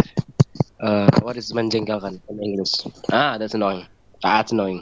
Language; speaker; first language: English; non-native, learner; Indonesian